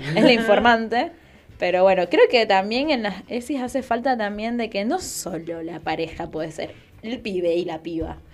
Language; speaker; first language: Spanish; native; Spanish